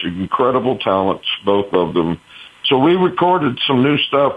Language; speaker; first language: English; native; English